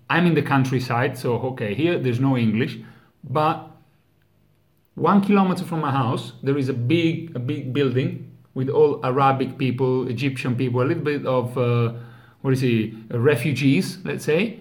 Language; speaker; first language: English; non-native, fluent; Italian